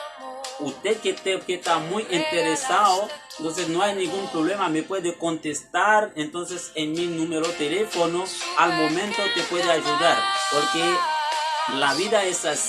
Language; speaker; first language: Spanish; non-native, learner; Haitian Creole